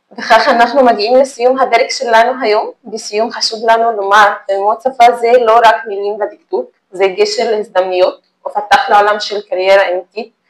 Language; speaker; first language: Hebrew; non-native, fluent; Arabic